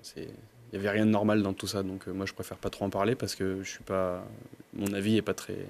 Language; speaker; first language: French; native; French